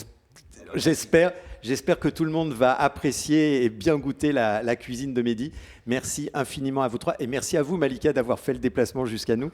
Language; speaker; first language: French; native; French